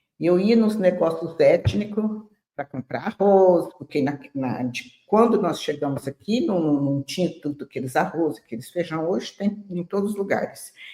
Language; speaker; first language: Portuguese; native; Portuguese